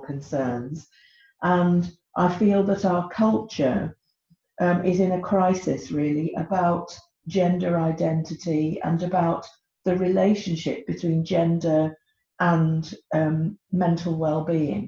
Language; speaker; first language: English; native; English